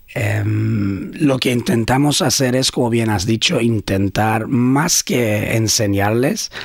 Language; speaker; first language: Spanish; non-native, fluent; Swedish